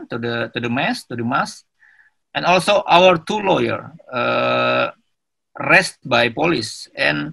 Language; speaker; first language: English; non-native, learner; Indonesian